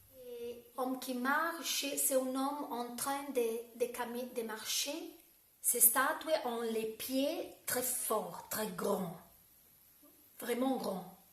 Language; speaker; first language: French; non-native, learner; Italian